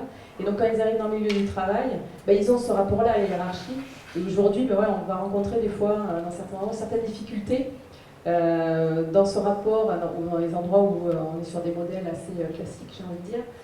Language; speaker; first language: French; native; French